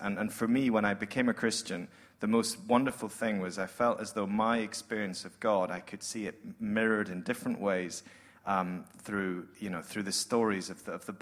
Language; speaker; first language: English; native; English